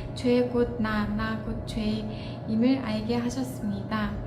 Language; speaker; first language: Korean; non-native, fluent; Mongolian